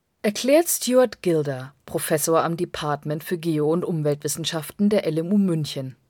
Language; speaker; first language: German; native; German